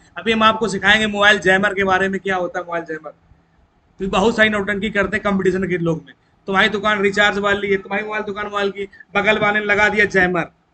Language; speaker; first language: Hindi; native; Hindi